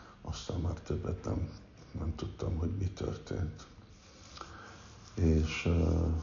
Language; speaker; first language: Hungarian; early bilingual, heritage; Hungarian